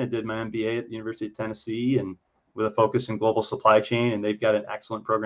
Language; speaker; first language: English; native; English